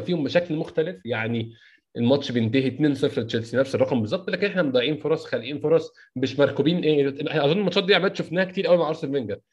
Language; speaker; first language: Arabic; native; Arabic